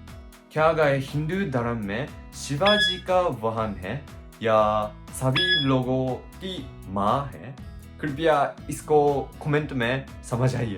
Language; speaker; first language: Hindi; non-native, learner; Japanese